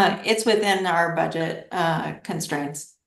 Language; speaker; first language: English; native; English